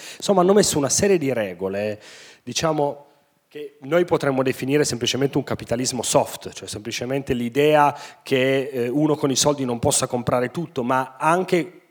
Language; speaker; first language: Italian; native; Italian